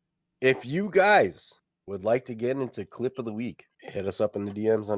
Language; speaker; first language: English; native; English